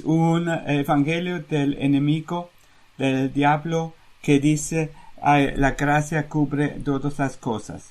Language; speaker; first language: Spanish; non-native, fluent; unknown